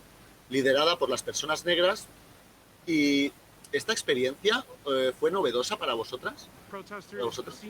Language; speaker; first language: Spanish; native; Spanish